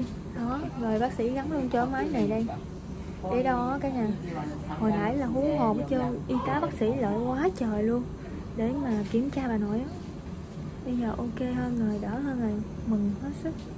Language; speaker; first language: Vietnamese; native; Vietnamese